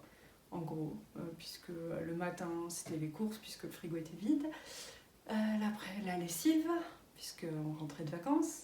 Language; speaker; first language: French; native; French